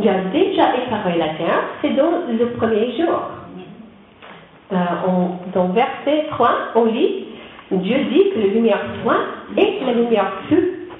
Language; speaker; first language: French; non-native, learner; English